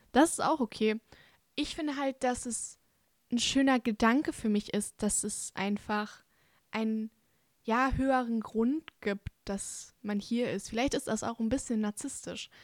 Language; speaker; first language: German; native; German